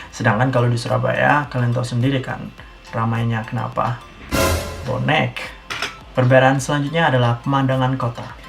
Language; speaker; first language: Indonesian; native; Indonesian